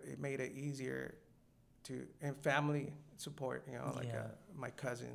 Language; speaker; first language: English; non-native, fluent; Spanish